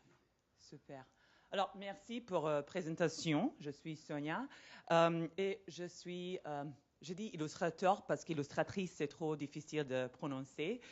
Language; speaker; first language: French; non-native, fluent; Serbian